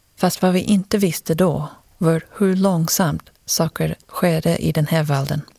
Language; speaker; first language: Swedish; non-native, fluent; English